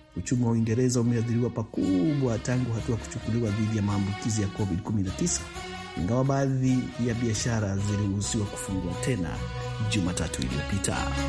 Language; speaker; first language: Swahili; non-native, local second language; Kikuyu